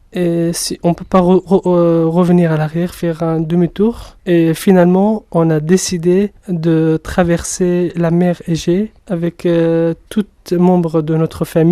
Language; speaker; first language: French; non-native, fluent; Kurdish